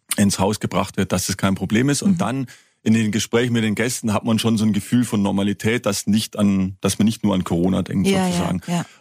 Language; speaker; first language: German; native; German